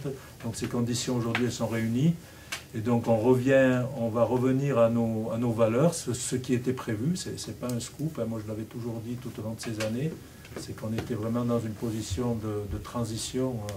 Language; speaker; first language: French; native; French